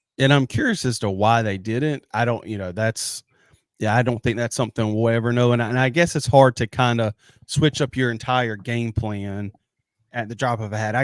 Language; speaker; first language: English; native; English